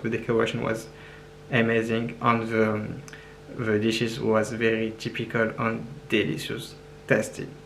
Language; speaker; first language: English; non-native, learner; French